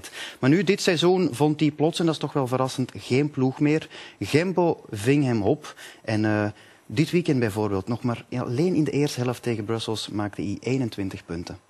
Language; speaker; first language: Dutch; native; Dutch